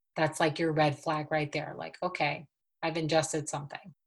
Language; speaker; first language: English; native; English